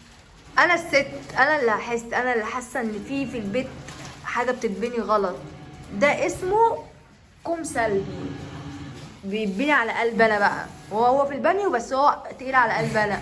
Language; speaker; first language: Arabic; native; Arabic